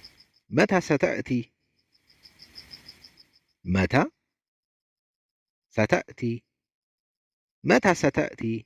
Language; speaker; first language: Arabic; non-native, fluent; Amharic